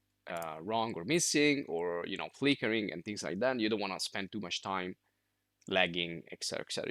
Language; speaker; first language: English; non-native, fluent; Italian